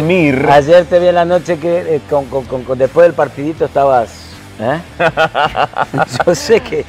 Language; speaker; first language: Spanish; native; Spanish